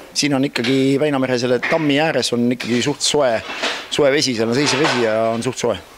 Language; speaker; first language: Estonian; native; Estonian